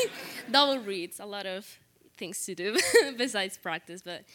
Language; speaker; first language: English; non-native, fluent; Spanish